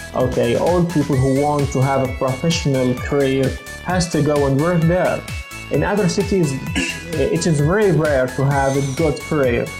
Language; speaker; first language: English; non-native, fluent; Arabic